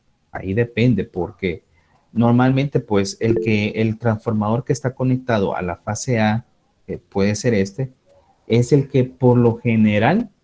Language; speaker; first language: Spanish; native; Spanish